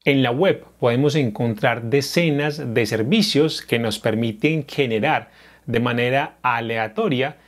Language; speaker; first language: Spanish; native; Spanish